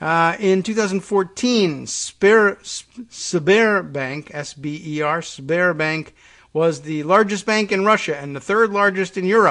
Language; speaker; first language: English; native; English